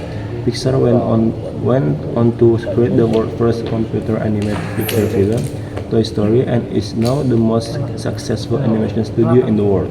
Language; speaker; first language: English; non-native, learner; Indonesian